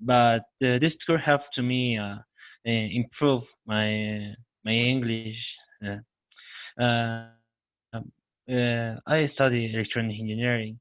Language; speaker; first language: English; non-native, learner; Spanish